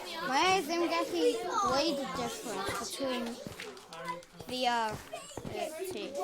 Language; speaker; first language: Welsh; non-native, local second language; English